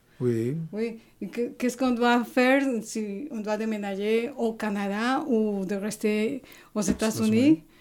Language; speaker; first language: French; non-native, fluent; Spanish